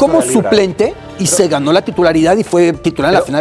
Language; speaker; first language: Spanish; native; Spanish